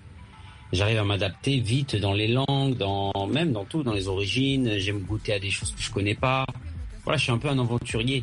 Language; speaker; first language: French; early bilingual, other home language; Arabic